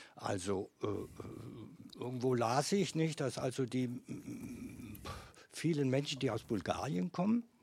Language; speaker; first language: German; non-native, fluent; Bosnian